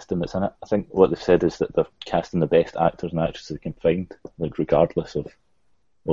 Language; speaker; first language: English; native; English